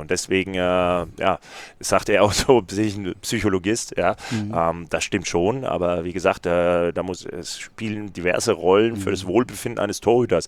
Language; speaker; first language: German; native; German